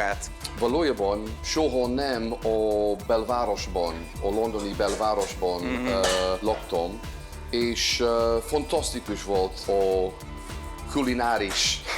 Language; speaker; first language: Hungarian; non-native, fluent; English